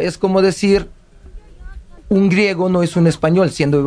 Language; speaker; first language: Spanish; non-native, fluent; Uzbek